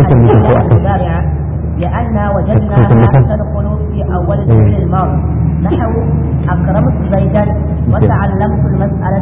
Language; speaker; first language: Arabic; non-native, fluent; Hausa